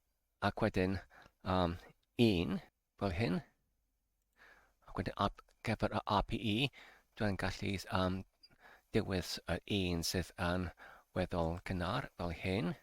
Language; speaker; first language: Welsh; non-native, learner; English